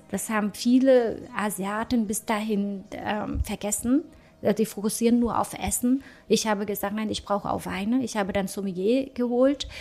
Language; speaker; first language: German; early bilingual, other home language; Vietnamese